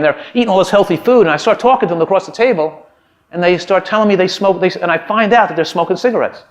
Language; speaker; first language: English; native; English